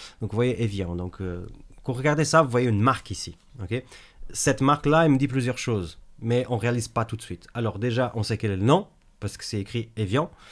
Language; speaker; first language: French; native; French